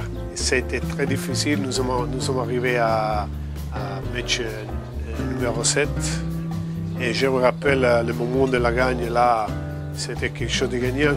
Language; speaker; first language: French; non-native, fluent; Italian